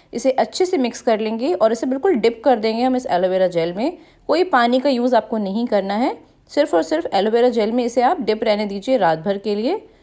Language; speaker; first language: Hindi; native; Hindi